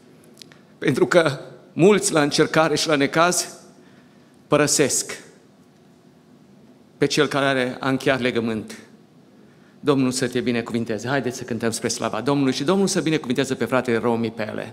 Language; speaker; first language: Romanian; native; Romanian